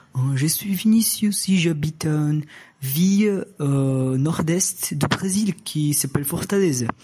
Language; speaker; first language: French; non-native, learner; Portuguese